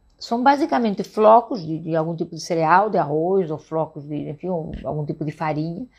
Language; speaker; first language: Portuguese; non-native, fluent; Catalan